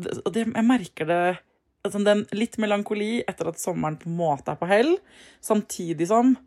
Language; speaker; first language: Norwegian; native; Norwegian